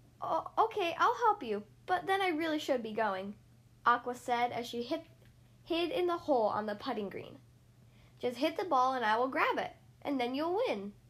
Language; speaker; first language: English; native; English